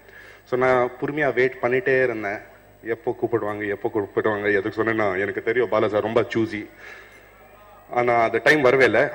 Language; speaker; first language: Tamil; non-native, fluent; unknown